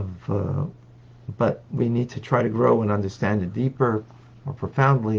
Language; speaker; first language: English; native; English